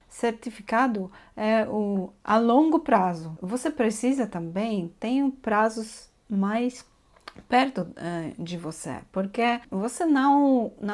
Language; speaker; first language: Portuguese; non-native, fluent; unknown